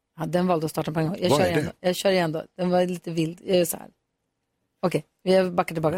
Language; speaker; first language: Swedish; native; Swedish